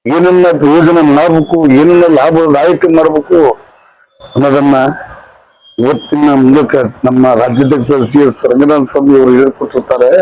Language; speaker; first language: Kannada; native; Kannada